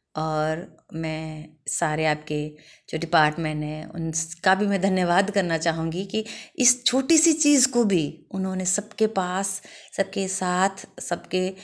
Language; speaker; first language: Hindi; non-native, local second language; Gujarati